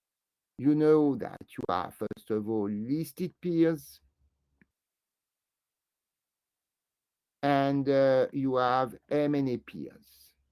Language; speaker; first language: English; non-native, fluent; French